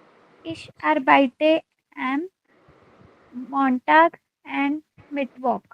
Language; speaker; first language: German; non-native, learner; Hindi